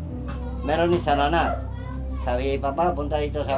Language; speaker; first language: Filipino; non-native, learner; Spanish